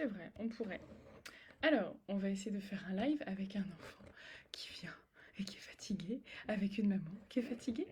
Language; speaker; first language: French; native; French